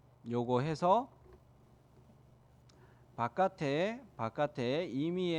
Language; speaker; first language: Korean; native; Korean